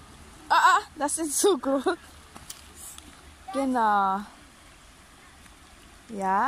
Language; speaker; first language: German; non-native, learner; Filipino